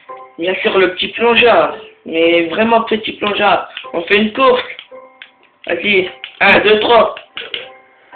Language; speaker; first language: French; native; French